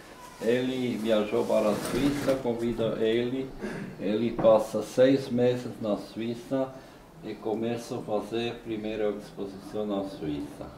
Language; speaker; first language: Portuguese; non-native, learner; German